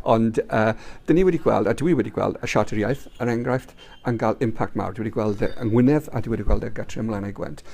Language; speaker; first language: Welsh; non-native, local second language; English